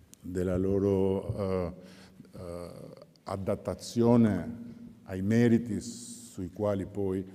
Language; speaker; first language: Italian; non-native, fluent; Albanian